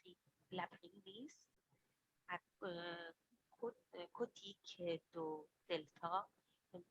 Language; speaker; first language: French; non-native, learner; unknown